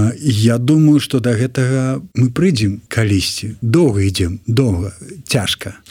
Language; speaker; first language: Belarusian; non-native, local second language; Russian